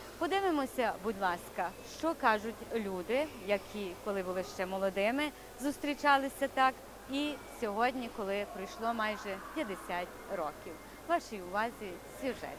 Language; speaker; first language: Ukrainian; early bilingual, heritage; Ukrainian